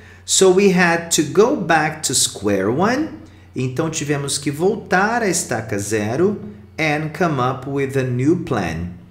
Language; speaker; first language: English; non-native, fluent; Portuguese